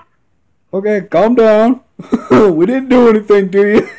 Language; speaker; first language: English; native; English